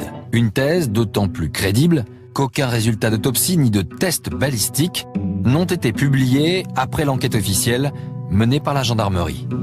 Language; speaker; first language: French; native; French